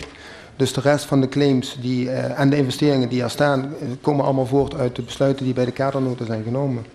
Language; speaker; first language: Dutch; native; Dutch